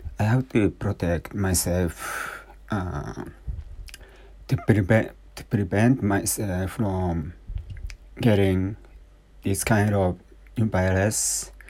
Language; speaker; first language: English; non-native, learner; Japanese